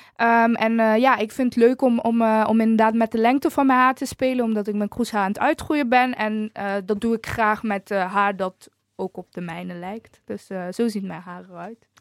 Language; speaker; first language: Dutch; early bilingual, other home language; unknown